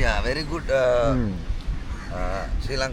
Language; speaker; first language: English; non-native, learner; Sinhala